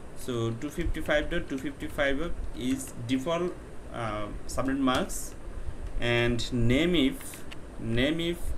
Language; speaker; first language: English; non-native, local second language; Bangla